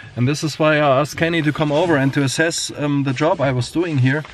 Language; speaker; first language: English; non-native, fluent; German